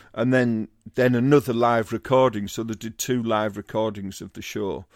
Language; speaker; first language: English; native; English